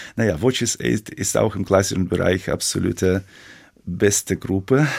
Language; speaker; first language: German; non-native, fluent; Ukrainian